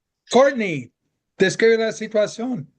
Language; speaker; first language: Spanish; non-native, fluent; English